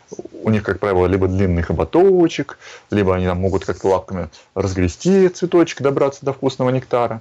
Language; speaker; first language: Russian; native; Russian